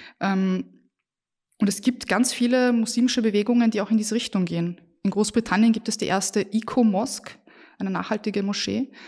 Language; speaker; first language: German; early bilingual, other home language; Bosnian